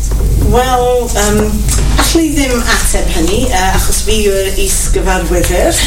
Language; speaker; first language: Welsh; non-native, local second language; English